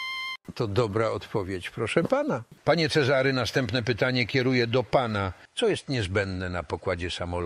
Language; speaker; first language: Polish; native; Polish